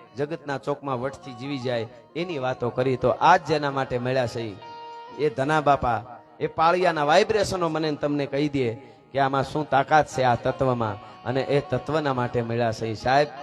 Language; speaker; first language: Gujarati; native; Gujarati